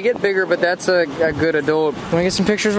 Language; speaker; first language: English; native; English